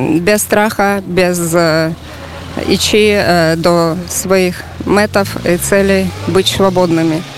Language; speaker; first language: Polish; non-native, learner; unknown